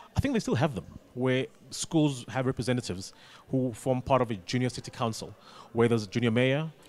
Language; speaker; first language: English; non-native, local second language; Xhosa